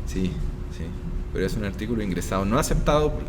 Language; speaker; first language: Spanish; native; Spanish